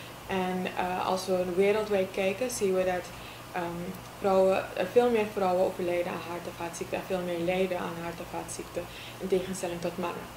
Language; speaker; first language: Dutch; native; Dutch